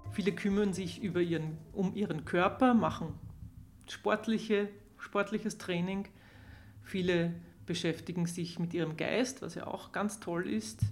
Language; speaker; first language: German; native; German